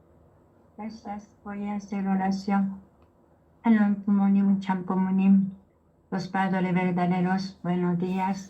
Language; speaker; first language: Spanish; non-native, learner; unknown